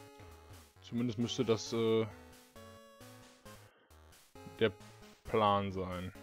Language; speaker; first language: German; native; German